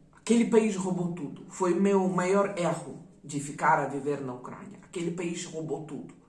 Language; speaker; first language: Portuguese; non-native, fluent; Russian